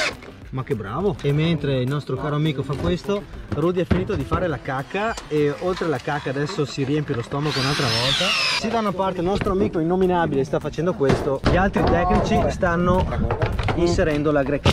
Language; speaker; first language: Italian; native; Italian